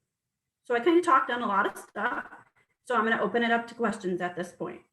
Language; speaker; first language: English; native; English